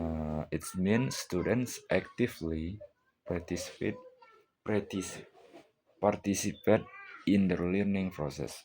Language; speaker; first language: English; non-native, learner; Indonesian